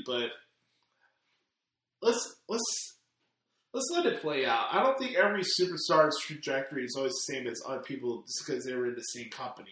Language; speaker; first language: English; native; English